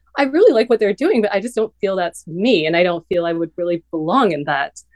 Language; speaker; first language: English; native; English